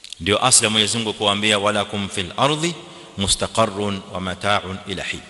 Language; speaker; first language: Swahili; native; Swahili